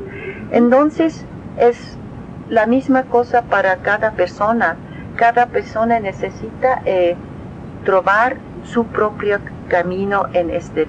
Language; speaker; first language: Spanish; non-native, learner; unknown